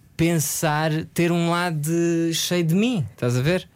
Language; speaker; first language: Portuguese; early bilingual, other home language; French